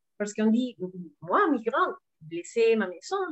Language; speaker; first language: French; non-native, learner; Spanish